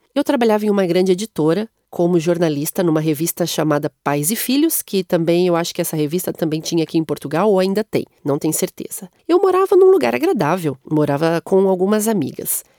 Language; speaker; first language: Portuguese; native; Portuguese